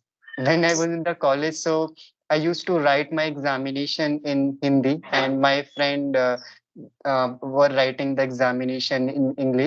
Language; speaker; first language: English; non-native, local second language; Hindi